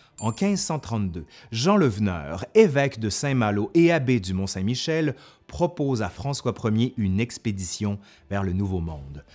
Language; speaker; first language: French; native; French